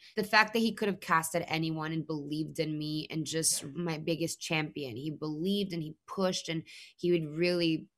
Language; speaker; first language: English; non-native, fluent; Spanish